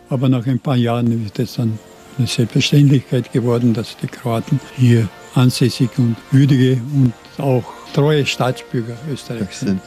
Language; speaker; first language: German; non-native, local second language; Croatian